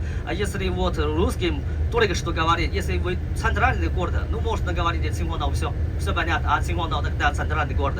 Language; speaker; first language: Russian; non-native, learner; Chinese